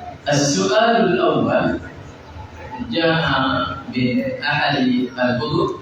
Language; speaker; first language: Arabic; non-native, fluent; Indonesian